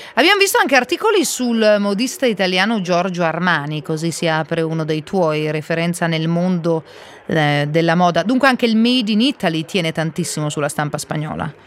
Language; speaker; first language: Italian; native; Italian